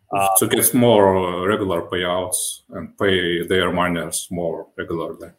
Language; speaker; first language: English; non-native, fluent; Russian